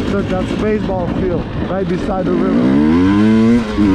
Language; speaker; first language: English; non-native, local second language; French